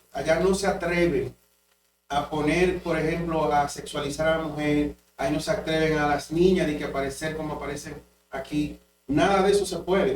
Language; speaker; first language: Spanish; native; Spanish